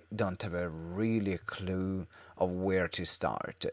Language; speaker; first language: English; non-native, fluent; Italian